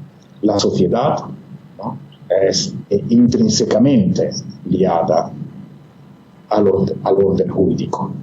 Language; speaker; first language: Spanish; non-native, fluent; Italian